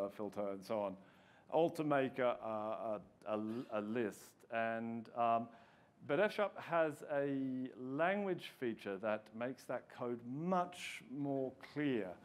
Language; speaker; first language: English; native; English